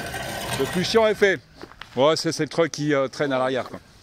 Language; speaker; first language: French; native; French